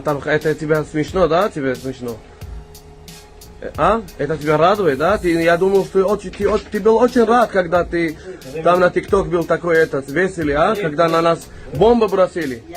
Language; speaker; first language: Russian; early bilingual, heritage; Russian